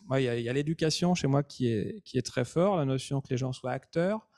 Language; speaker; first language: French; native; French